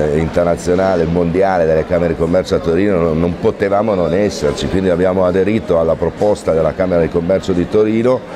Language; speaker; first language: Italian; native; Italian